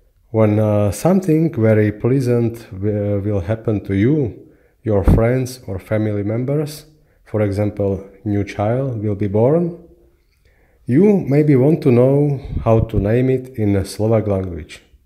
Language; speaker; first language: English; non-native, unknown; Slovak